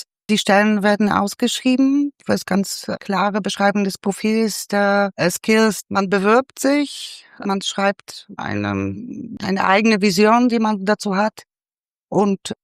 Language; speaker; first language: German; non-native, fluent; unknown